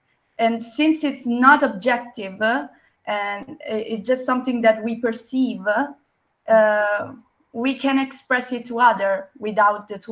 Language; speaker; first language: English; non-native, fluent; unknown